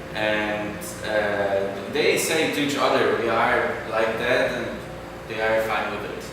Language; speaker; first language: English; non-native, fluent; German